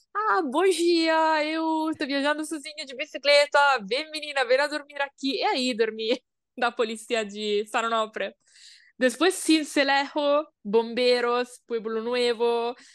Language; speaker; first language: Portuguese; non-native, learner; Italian